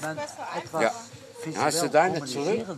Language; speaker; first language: German; non-native, fluent; Dutch